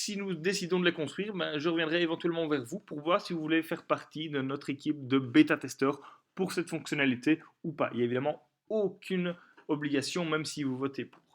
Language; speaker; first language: French; native; French